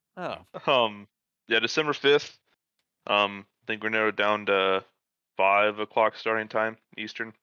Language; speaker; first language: English; native; English